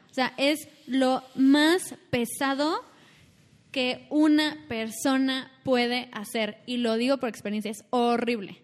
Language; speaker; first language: Spanish; native; Spanish